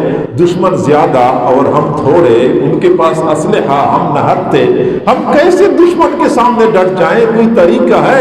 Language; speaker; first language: Urdu; native; Urdu